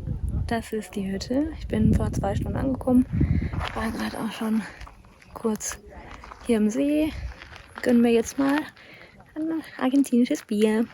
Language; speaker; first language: German; native; German